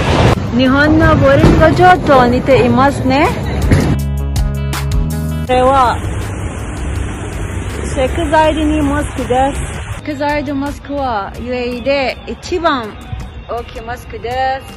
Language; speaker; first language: Japanese; non-native, learner; Arabic